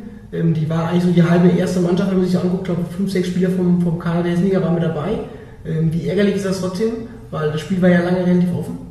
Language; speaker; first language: German; native; German